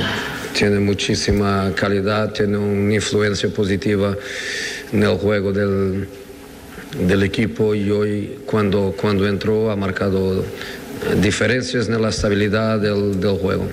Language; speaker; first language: Portuguese; non-native, learner; Spanish